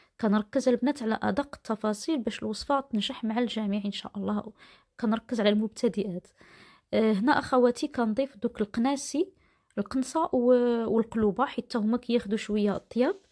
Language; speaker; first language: Arabic; native; Arabic